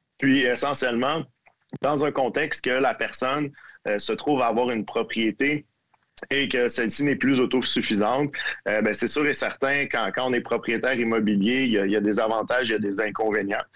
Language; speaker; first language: French; native; French